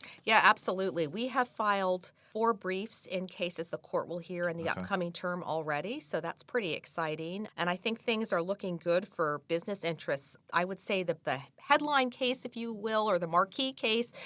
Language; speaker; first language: English; native; English